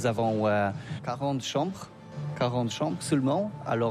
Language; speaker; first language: French; non-native, learner; Polish